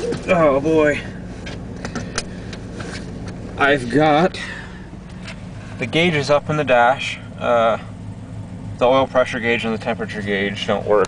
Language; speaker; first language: English; native; English